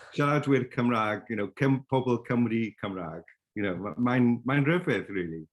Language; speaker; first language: Welsh; non-native, local second language; English